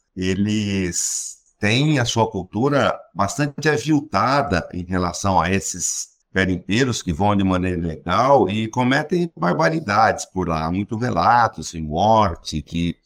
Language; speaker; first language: Portuguese; native; Portuguese